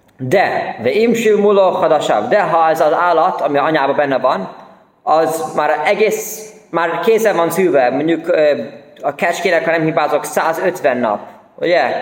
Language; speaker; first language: Hungarian; early bilingual, heritage; Hungarian